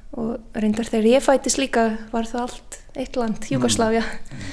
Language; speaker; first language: Icelandic; non-native, fluent; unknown